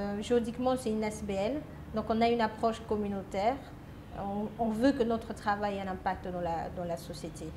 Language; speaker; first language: French; non-native, local second language; Lingala